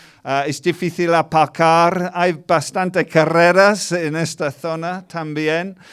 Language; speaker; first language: Spanish; non-native, fluent; English